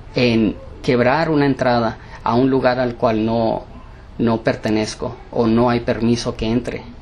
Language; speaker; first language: Spanish; early bilingual, heritage; Spanish